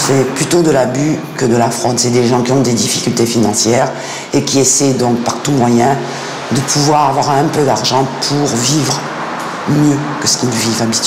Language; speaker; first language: French; native; French